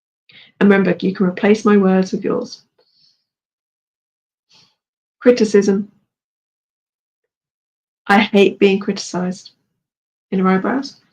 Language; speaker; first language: English; native; English